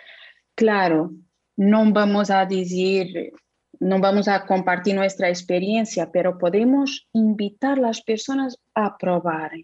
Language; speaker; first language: Spanish; non-native, fluent; Portuguese